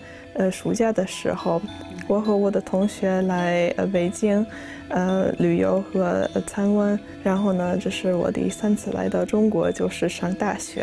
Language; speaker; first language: Chinese; non-native, fluent; Hungarian